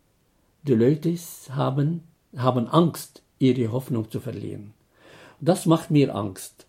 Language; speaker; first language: German; non-native, fluent; Arabic